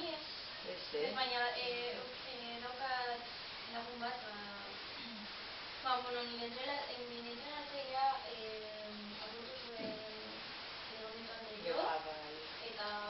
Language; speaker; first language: Basque; non-native, local second language; Spanish